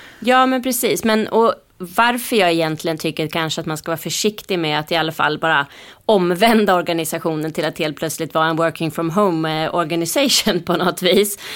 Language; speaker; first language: Swedish; native; Swedish